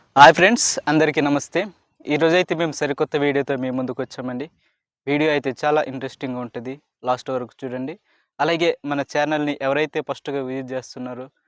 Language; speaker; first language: Telugu; non-native, local second language; Koya